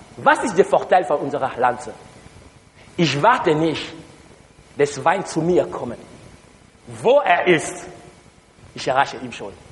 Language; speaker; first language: German; non-native, learner; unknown